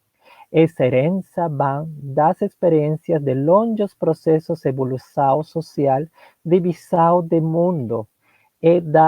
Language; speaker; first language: Portuguese; non-native, learner; Spanish